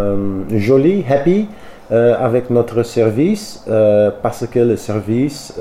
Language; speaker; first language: French; non-native, learner; Dutch